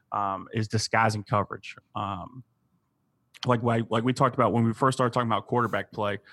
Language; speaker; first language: English; native; English